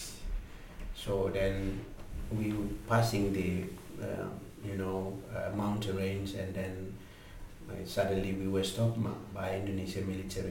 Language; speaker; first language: English; non-native, learner; Indonesian